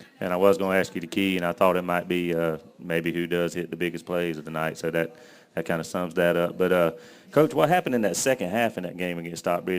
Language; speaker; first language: English; native; English